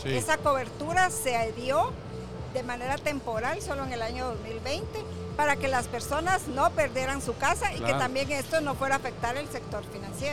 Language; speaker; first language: Spanish; native; Spanish